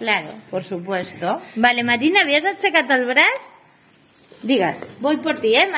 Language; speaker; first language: Spanish; native; Spanish